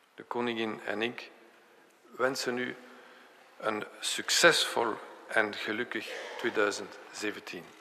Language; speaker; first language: Dutch; non-native, local second language; French